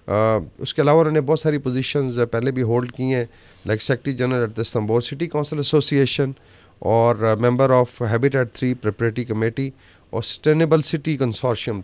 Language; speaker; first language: Urdu; native; Urdu